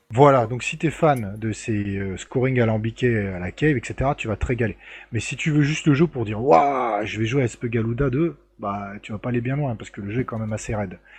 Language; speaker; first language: French; native; French